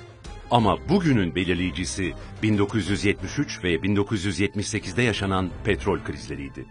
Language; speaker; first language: Turkish; native; Turkish